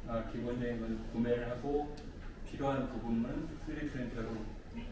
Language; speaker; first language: Korean; native; Korean